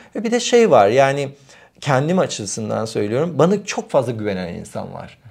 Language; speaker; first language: Turkish; native; Turkish